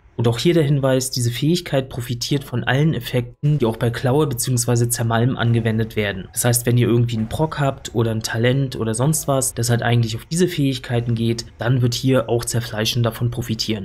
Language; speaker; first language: German; native; German